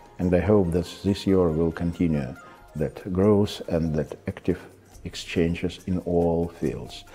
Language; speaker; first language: English; non-native, fluent; Russian